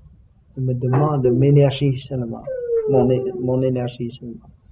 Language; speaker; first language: French; non-native, learner; Vietnamese